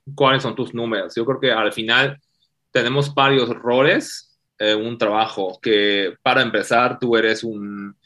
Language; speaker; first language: Spanish; non-native, fluent; Chinese